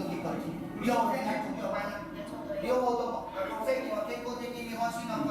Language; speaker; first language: Japanese; non-native, fluent; Chinese